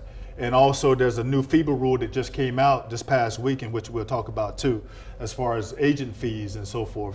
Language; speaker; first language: English; native; English